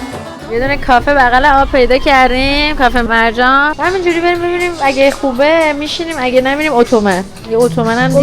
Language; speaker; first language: Persian; native; Persian